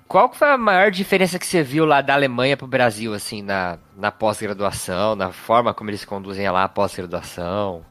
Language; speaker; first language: Portuguese; native; Portuguese